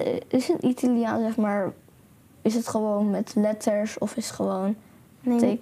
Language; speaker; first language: Dutch; early bilingual, other home language; Chinese